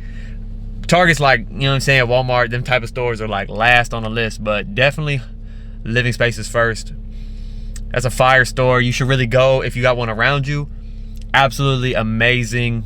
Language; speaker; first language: English; native; English